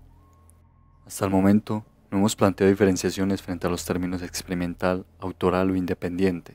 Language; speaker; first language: Spanish; native; Spanish